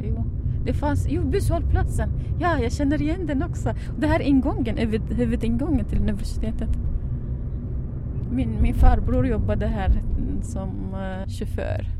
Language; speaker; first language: Swedish; non-native, fluent; Arabic